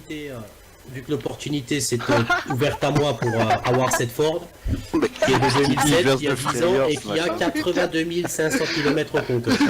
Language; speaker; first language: French; native; French